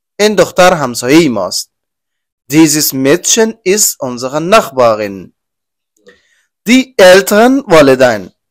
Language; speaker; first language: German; non-native, learner; Persian